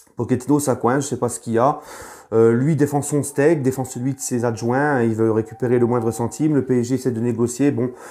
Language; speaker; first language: French; native; French